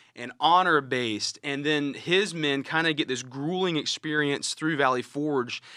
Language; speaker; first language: English; native; English